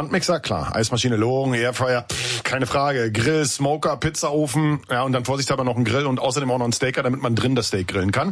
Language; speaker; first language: German; native; German